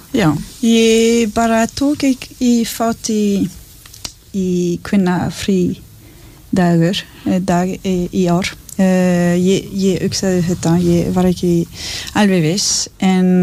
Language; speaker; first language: Icelandic; non-native, learner; French